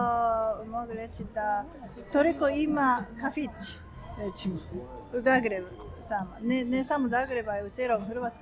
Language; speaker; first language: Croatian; non-native, learner; Japanese